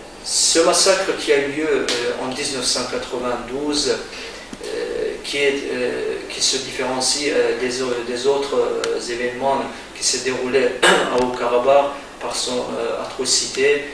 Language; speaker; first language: French; non-native, fluent; Azerbaijani